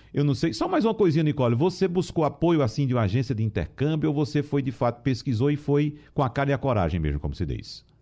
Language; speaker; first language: Portuguese; native; Portuguese